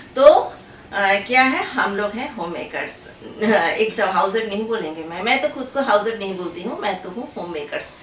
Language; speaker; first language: Hindi; non-native, local second language; Bangla